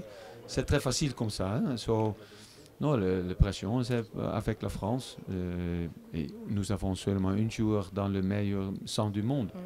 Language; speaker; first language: French; non-native, learner; Dutch